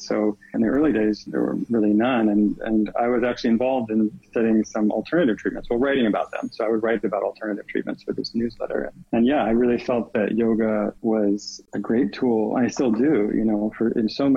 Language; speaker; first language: English; native; English